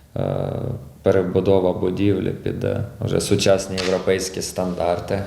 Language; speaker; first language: Ukrainian; native; Ukrainian